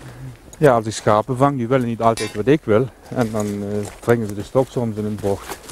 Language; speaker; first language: Dutch; native; Dutch